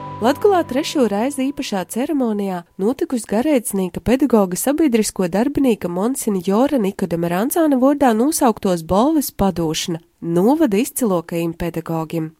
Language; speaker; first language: Latvian; native; Latvian